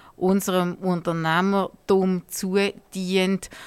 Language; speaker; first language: German; native; German